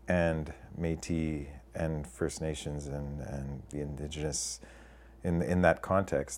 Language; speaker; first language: English; native; English